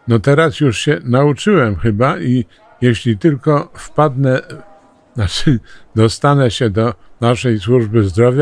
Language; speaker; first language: Polish; native; Polish